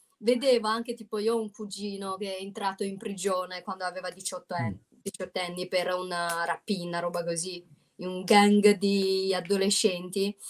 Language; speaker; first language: Italian; non-native, fluent; Chinese